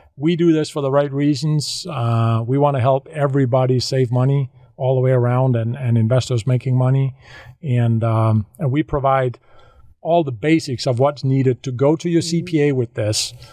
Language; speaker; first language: English; non-native, fluent; Danish